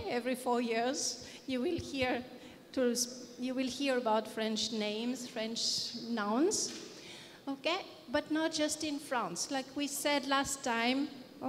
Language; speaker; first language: English; non-native, fluent; French